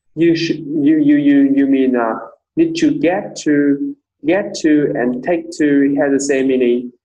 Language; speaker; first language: English; non-native, fluent; Vietnamese